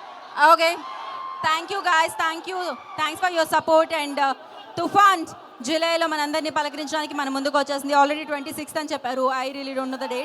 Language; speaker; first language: Telugu; native; Telugu